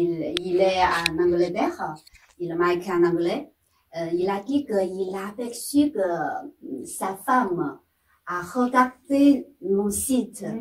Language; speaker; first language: French; non-native, fluent; Chinese